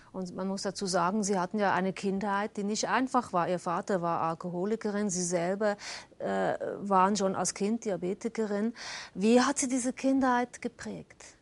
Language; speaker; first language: German; native; German